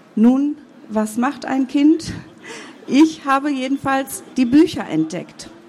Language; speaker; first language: German; early bilingual, other home language; Kurdish